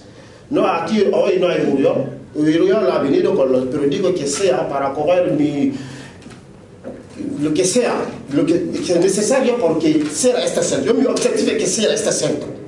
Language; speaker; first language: Spanish; non-native, learner; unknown